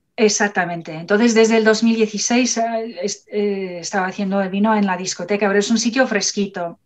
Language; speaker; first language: Spanish; non-native, fluent; English